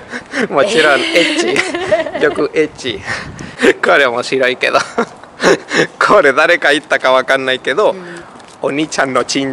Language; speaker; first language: Japanese; non-native, fluent; Spanish